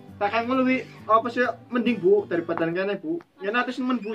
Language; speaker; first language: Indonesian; non-native, local second language; Javanese